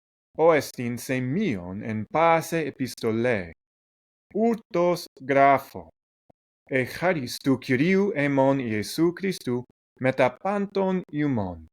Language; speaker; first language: Greek; non-native, fluent; English